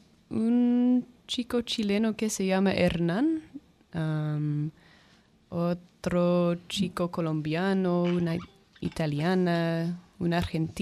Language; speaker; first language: Spanish; non-native, fluent; English